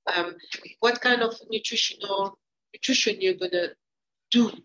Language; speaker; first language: English; early bilingual, other home language; French